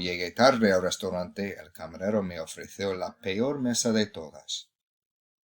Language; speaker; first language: Spanish; non-native, fluent; English